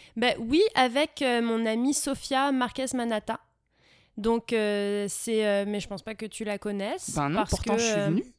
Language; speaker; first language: French; native; French